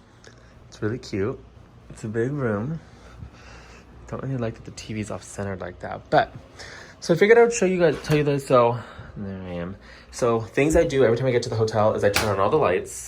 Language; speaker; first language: English; native; English